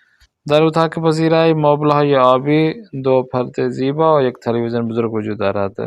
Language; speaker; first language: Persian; non-native, fluent; Urdu